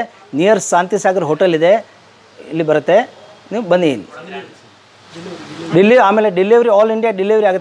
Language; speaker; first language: Kannada; non-native, local second language; Hindi